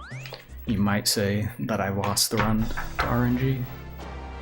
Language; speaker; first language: English; native; English